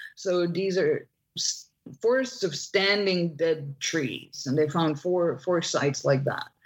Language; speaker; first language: English; non-native, fluent; Dutch